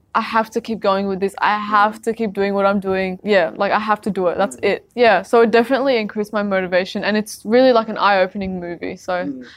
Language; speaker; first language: English; early bilingual, other home language; Arabic